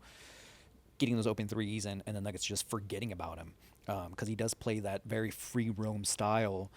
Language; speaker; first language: English; native; English